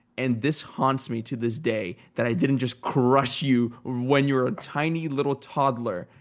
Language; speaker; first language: English; early bilingual, other home language; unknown